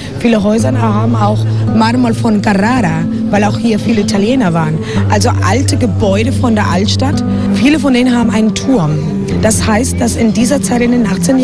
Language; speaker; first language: German; non-native, fluent; Spanish